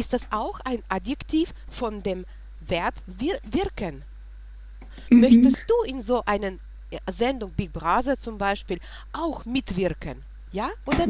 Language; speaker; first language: German; non-native, fluent; Russian